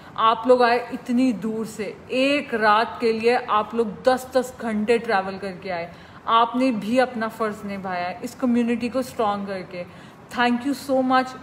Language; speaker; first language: Hindi; native; Hindi